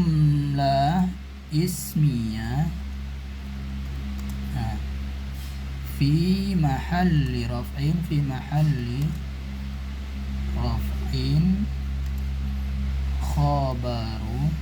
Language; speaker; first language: Arabic; non-native, fluent; Indonesian